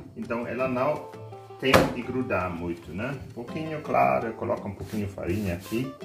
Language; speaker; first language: Portuguese; non-native, learner; German